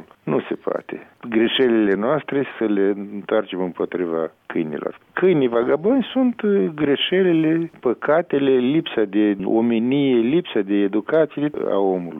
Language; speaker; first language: Romanian; native; Romanian